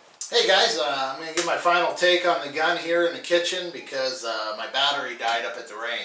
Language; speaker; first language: English; native; English